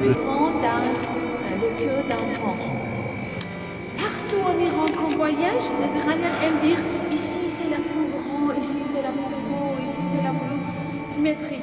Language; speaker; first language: French; non-native, fluent; Persian